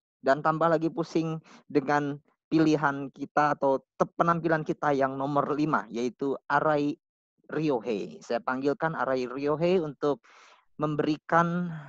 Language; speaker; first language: Indonesian; native; Indonesian